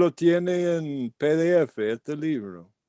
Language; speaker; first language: Spanish; non-native, fluent; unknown